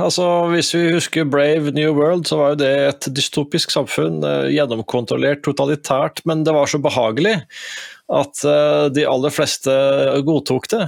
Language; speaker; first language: Norwegian; native; Norwegian